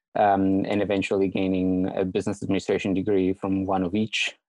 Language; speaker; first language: English; non-native, fluent; Italian